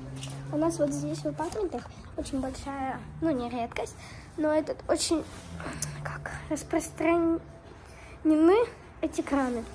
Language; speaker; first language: Russian; early bilingual, heritage; Russian